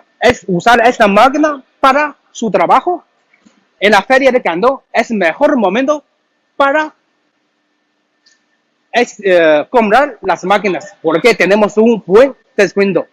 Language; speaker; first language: Spanish; non-native, learner; Chinese